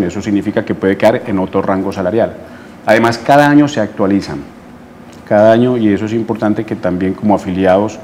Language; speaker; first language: Spanish; native; Spanish